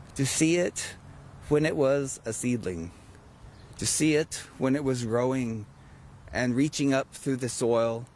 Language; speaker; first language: English; native; English